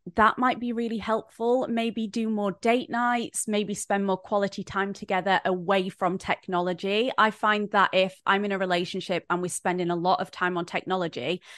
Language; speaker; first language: English; native; English